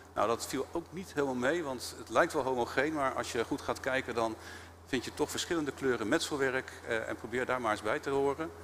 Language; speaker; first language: Dutch; native; Dutch